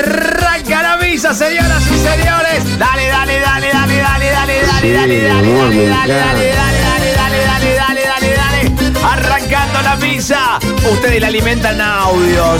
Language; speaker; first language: Spanish; native; Spanish